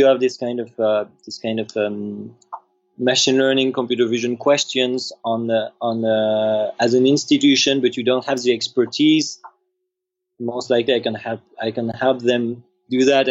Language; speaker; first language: English; non-native, fluent; French